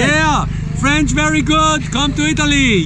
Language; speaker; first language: English; non-native, learner; Italian